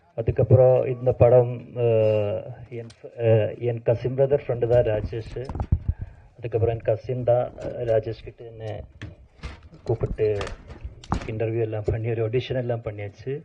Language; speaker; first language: Tamil; non-native, learner; Malayalam